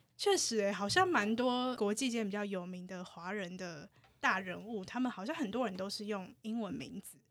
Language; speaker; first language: Chinese; native; Chinese